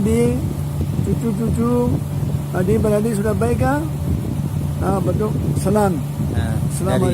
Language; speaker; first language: Indonesian; non-native, learner; Urdu